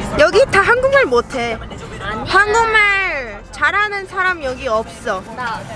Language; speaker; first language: Korean; early bilingual, heritage; Korean